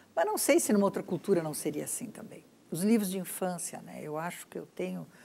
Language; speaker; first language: Portuguese; native; Portuguese